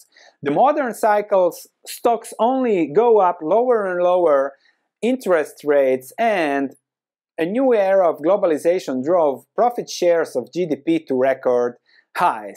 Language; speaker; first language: English; non-native, fluent; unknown